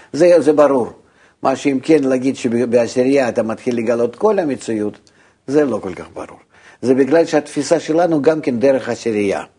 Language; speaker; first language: Hebrew; non-native, fluent; Russian